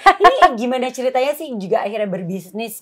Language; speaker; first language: Indonesian; native; Indonesian